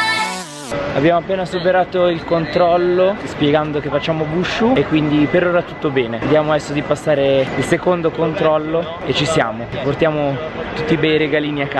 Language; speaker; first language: Italian; native; Italian